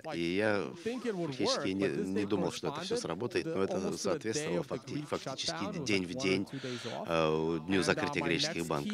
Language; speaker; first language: Russian; native; Russian